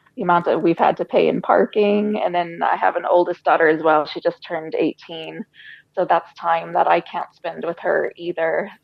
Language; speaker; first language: English; native; English